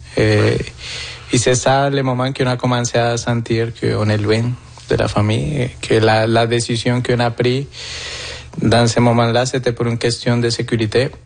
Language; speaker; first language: French; non-native, fluent; Spanish